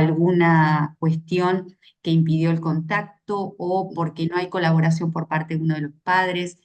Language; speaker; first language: Spanish; native; Spanish